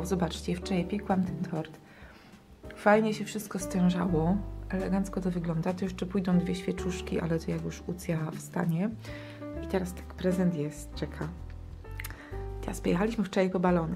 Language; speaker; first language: Polish; native; Polish